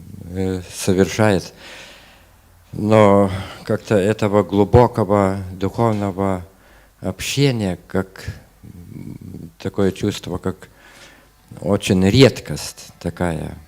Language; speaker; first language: Russian; non-native, fluent; Lithuanian